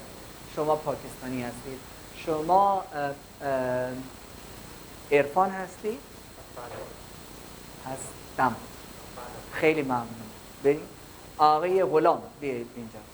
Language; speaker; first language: Persian; non-native, fluent; Urdu